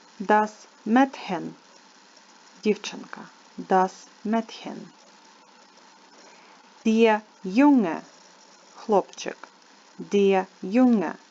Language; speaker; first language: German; non-native, fluent; Ukrainian